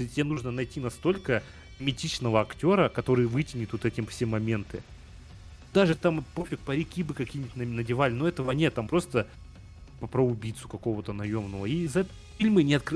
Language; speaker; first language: Russian; native; Russian